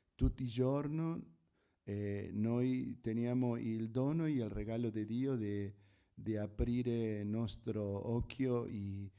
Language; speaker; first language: Italian; non-native, fluent; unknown